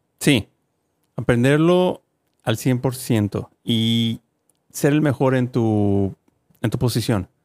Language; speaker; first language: Spanish; native; Spanish